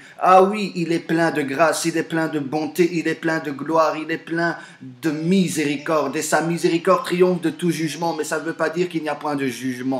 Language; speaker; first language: French; native; French